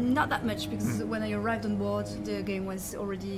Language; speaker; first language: English; non-native, fluent; French